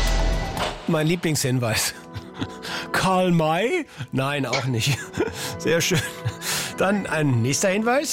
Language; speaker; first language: German; native; German